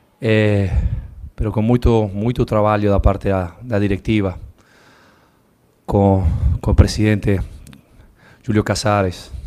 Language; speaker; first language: Portuguese; non-native, learner; Spanish